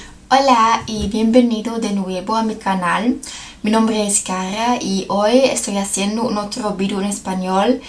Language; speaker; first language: Spanish; non-native, learner; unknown